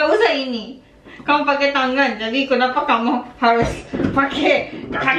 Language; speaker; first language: Indonesian; non-native, fluent; Japanese